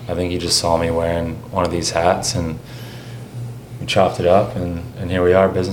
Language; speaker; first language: English; native; English